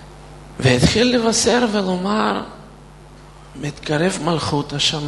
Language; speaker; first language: Hebrew; non-native, fluent; Russian